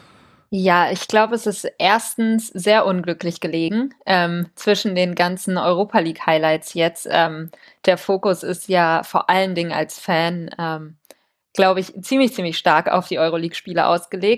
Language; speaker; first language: German; native; German